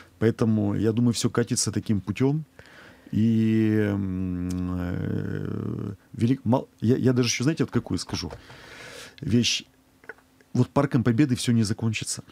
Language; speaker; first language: Russian; native; Russian